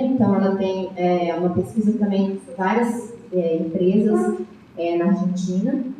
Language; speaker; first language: Portuguese; native; Portuguese